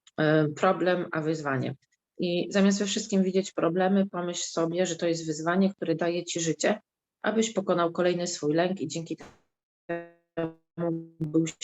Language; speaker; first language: Polish; native; Polish